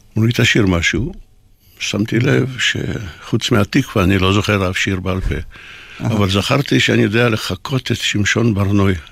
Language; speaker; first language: Hebrew; non-native, fluent; Polish